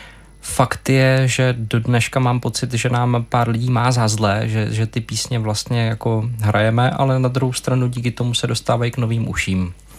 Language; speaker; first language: Czech; native; Czech